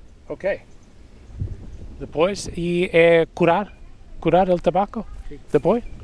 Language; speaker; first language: Spanish; non-native, learner; English